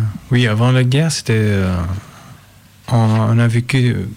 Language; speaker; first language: French; non-native, learner; Arabic